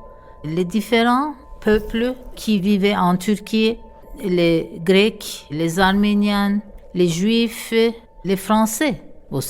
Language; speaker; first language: French; non-native, fluent; Turkish